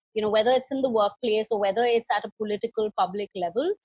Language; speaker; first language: English; non-native, local second language; Hindi